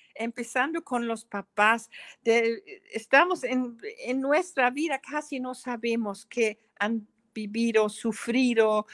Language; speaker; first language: Spanish; non-native, fluent; German